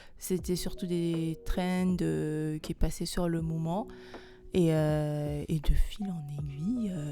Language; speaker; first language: French; non-native, local second language; Malagasy